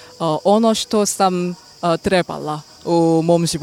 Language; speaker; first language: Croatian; non-native, learner; Korean